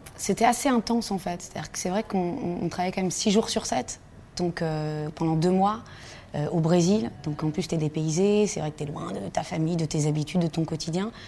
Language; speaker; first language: French; native; French